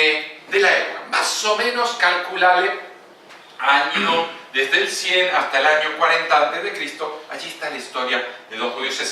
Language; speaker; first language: Spanish; native; Spanish